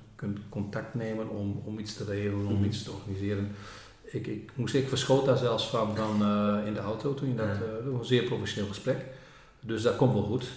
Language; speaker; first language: Dutch; native; Dutch